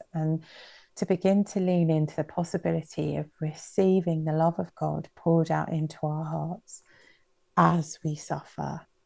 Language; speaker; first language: English; native; English